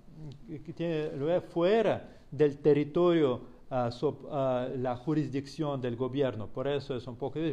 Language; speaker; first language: Spanish; non-native, fluent; Russian